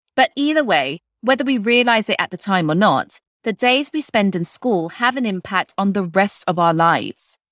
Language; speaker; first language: English; native; English